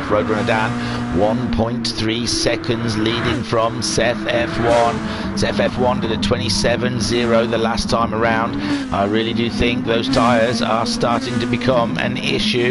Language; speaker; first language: English; native; English